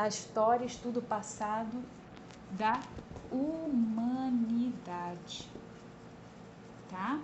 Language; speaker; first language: Portuguese; native; Portuguese